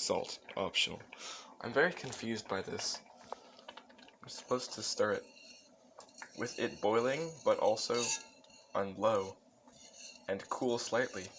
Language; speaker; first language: English; native; English